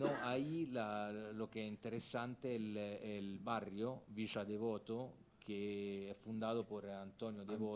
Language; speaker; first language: Spanish; non-native, fluent; Italian